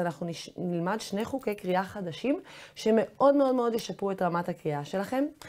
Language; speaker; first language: Hebrew; native; Hebrew